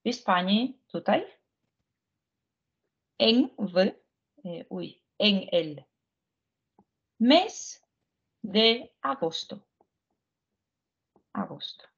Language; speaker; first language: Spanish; non-native, fluent; Ukrainian